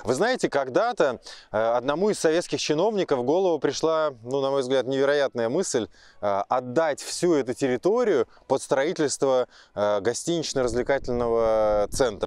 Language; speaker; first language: Russian; native; Russian